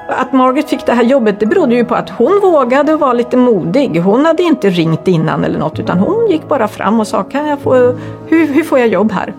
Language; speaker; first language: Swedish; native; Swedish